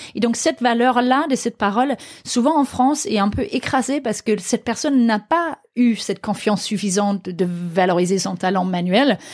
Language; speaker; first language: French; non-native, fluent; Danish